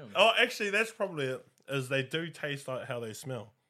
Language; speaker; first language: English; native; English